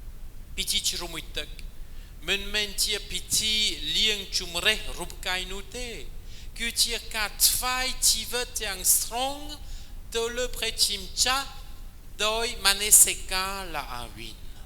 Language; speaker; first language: Khmer; non-native, fluent; French